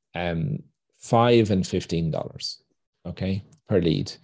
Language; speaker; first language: English; native; English